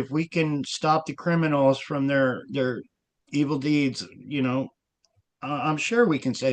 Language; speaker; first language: English; native; English